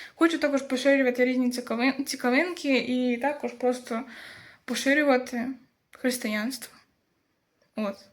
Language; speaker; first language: Ukrainian; non-native, local second language; Russian